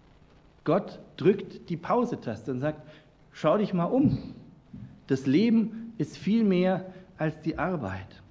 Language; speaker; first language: German; native; German